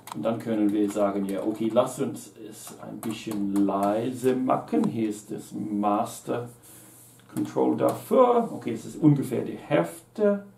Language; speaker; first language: German; non-native, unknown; English